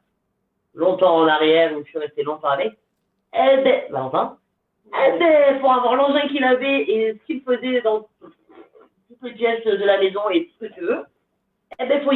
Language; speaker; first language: French; native; French